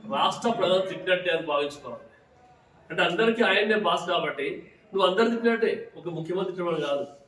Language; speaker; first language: Telugu; native; Telugu